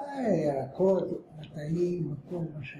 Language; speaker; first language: Hebrew; non-native, fluent; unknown